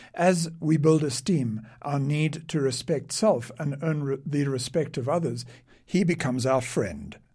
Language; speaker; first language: English; native; English